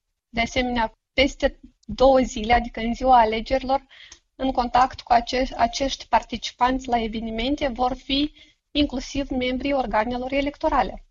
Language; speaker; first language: Romanian; native; Romanian